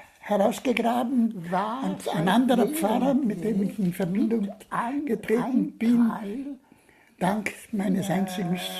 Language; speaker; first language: German; non-native, fluent; Italian